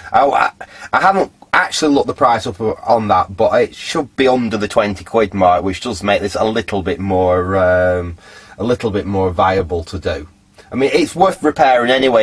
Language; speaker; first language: English; native; English